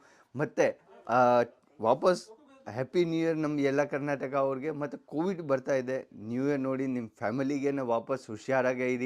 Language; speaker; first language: Kannada; non-native, local second language; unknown